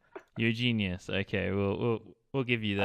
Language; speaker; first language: English; native; English